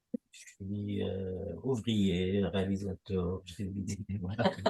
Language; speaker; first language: French; non-native, fluent; Persian